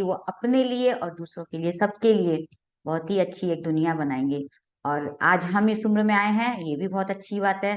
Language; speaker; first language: Hindi; native; Hindi